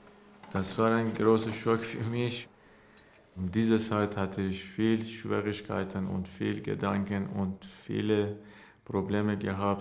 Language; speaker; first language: German; non-native, learner; Persian